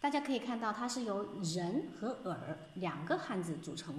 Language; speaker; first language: Chinese; native; Chinese